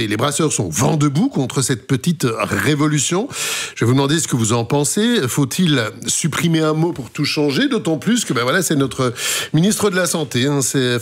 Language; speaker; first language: French; native; French